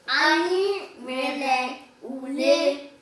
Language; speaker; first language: Igbo; early bilingual, heritage; Igbo